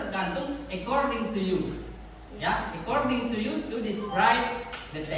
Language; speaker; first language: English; non-native, learner; Indonesian